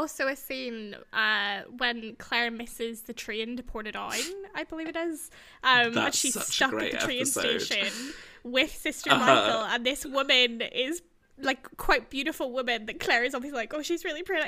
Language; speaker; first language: English; native; English